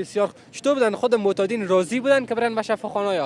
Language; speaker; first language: Persian; native; Persian